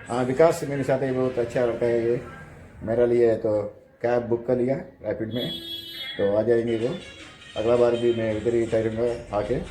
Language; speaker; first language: Hindi; non-native, local second language; Telugu